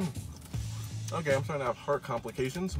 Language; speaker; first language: English; native; English